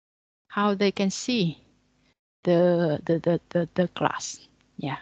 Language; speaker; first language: English; non-native, learner; Vietnamese